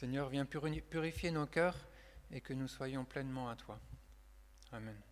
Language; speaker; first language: French; native; French